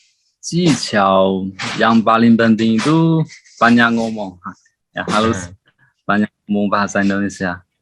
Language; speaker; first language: Indonesian; non-native, learner; Chinese